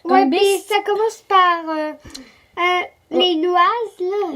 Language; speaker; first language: French; native; French